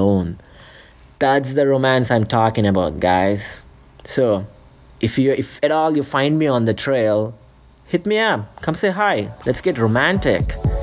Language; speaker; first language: English; non-native, local second language; Telugu